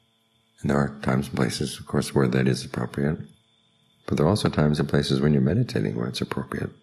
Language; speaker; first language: English; native; English